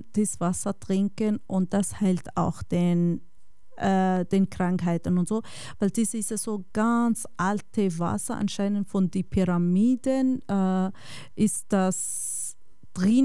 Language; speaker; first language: German; non-native, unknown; Kurdish